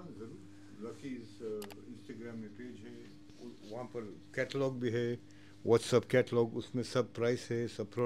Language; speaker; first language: Hindi; non-native, local second language; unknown